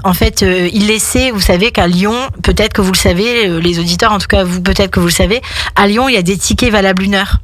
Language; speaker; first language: French; native; French